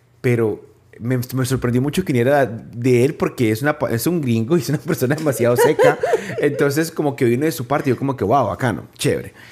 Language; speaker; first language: Spanish; native; Spanish